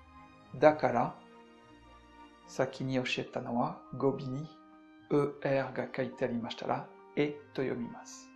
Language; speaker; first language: Japanese; non-native, fluent; French